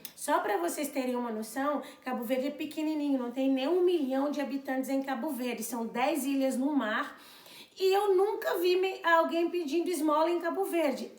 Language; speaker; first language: Portuguese; non-native, local second language; Kabuverdianu